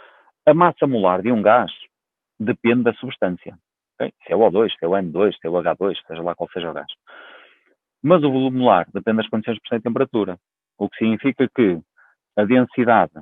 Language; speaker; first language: Portuguese; native; Portuguese